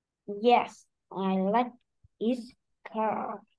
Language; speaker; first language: English; non-native, learner; Vietnamese